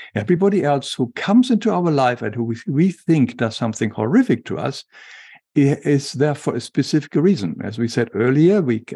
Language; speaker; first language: English; non-native, fluent; German